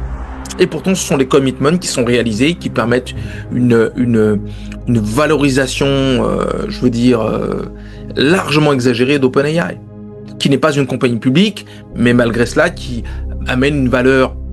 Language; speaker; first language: French; native; French